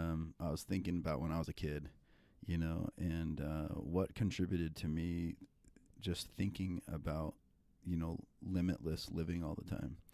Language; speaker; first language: English; native; English